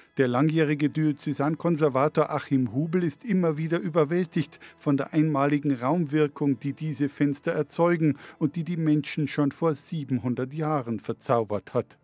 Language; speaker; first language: German; native; German